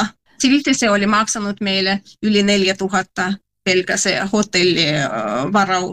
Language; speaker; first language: Finnish; non-native, fluent; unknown